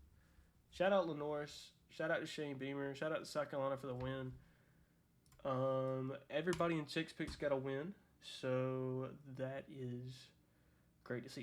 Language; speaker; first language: English; native; English